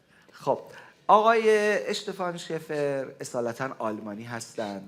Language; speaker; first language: Persian; native; Persian